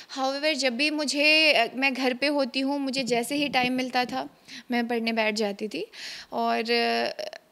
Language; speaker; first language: Hindi; native; Hindi